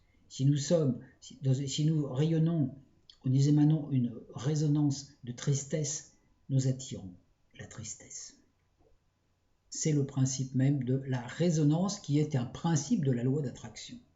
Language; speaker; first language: French; native; French